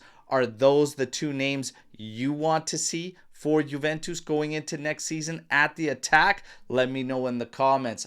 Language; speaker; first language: English; native; English